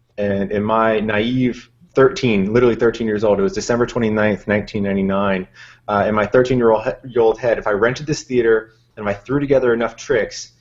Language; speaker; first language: English; native; English